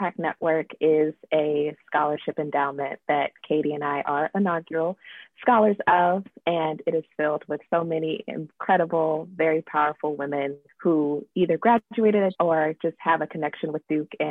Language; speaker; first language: English; native; English